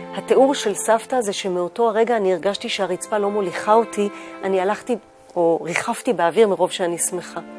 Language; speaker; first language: Hebrew; native; Hebrew